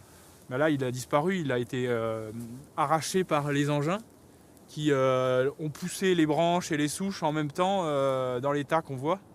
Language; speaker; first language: French; native; French